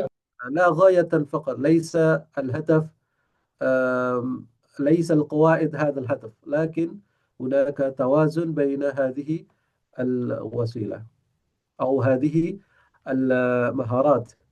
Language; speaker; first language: Arabic; non-native, fluent; Indonesian